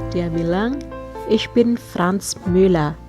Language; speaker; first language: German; non-native, fluent; Indonesian